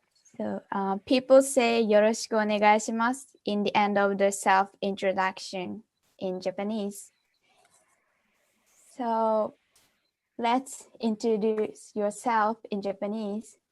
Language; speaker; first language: English; non-native, fluent; Japanese